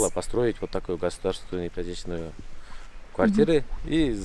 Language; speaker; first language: Russian; non-native, local second language; Kyrgyz